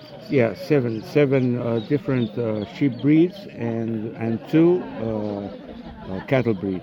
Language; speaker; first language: English; non-native, fluent; Spanish